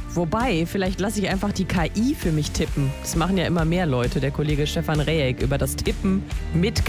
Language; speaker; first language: German; native; German